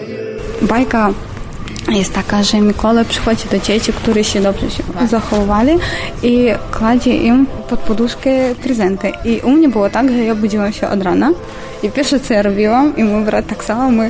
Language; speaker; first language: Polish; non-native, fluent; Ukrainian